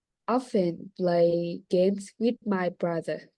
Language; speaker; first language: English; non-native, learner; Vietnamese